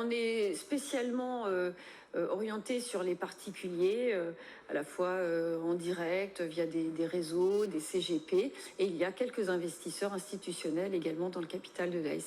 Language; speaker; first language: French; native; French